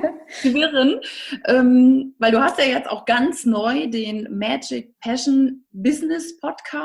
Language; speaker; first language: German; native; German